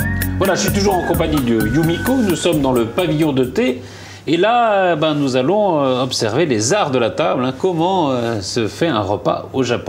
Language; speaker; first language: French; native; French